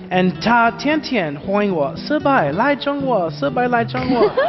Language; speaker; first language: Chinese; non-native, learner; English